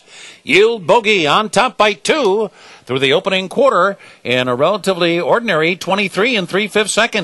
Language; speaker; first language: English; native; English